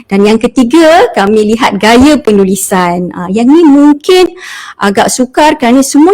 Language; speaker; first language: Malay; native; Malay